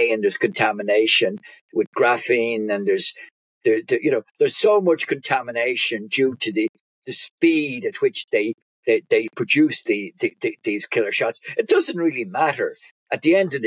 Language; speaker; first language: English; native; English